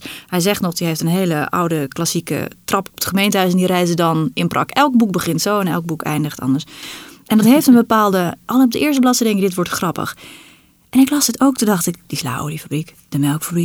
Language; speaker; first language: Dutch; native; Dutch